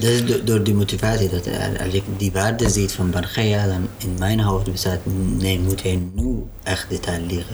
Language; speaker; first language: Dutch; non-native, learner; Arabic